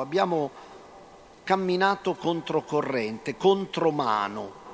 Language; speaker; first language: Italian; native; Italian